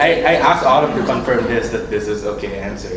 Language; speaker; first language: English; non-native, fluent; Thai